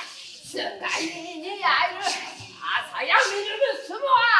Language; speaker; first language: Indonesian; non-native, learner; Japanese